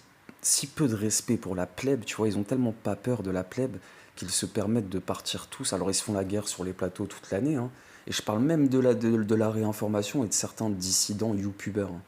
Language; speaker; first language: French; native; French